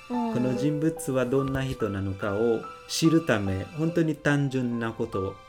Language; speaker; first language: Japanese; non-native, fluent; Vietnamese